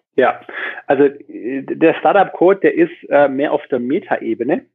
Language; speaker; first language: German; native; German